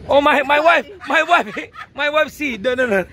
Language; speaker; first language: English; non-native, learner; Indonesian